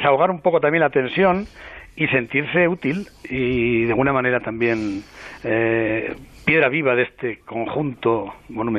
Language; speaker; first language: Spanish; native; Spanish